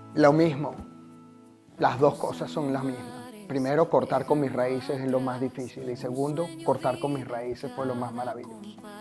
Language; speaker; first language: Spanish; native; Spanish